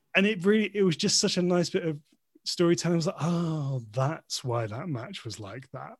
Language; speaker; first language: English; native; English